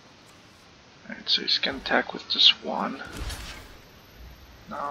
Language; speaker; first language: English; native; English